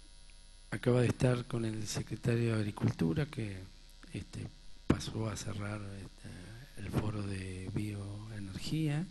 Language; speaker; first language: Spanish; native; Spanish